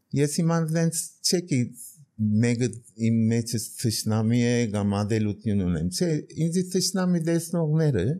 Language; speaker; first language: Armenian; early bilingual, heritage; Armenian